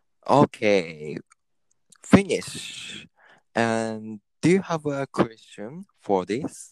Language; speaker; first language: English; non-native, learner; Japanese